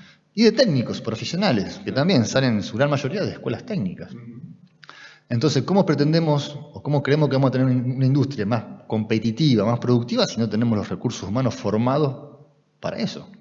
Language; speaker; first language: Spanish; native; Spanish